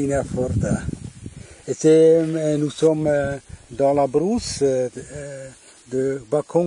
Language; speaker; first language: French; non-native, fluent; German